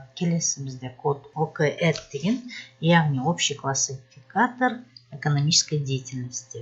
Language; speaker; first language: Russian; non-native, local second language; Kazakh